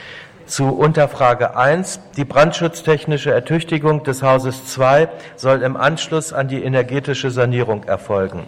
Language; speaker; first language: German; native; German